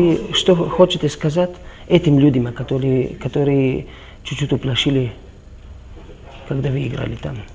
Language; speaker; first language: Russian; non-native, learner; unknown